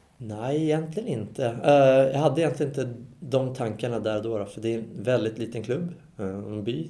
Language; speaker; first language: Swedish; native; Swedish